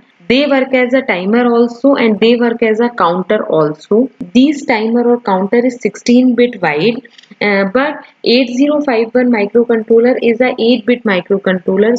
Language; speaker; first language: English; non-native, local second language; Hindi